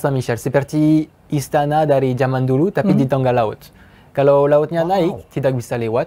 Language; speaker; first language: Indonesian; non-native, fluent; French